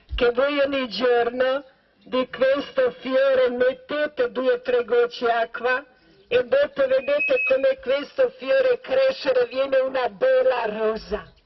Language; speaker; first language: Italian; non-native, learner; Croatian